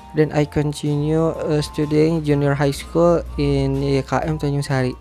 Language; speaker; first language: English; non-native, learner; Indonesian